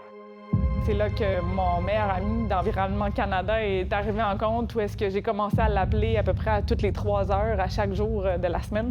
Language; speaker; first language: French; native; French